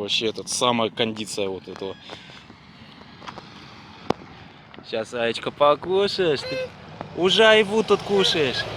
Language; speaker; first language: Russian; native; Russian